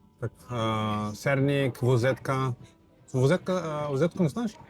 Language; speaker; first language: Polish; non-native, learner; Portuguese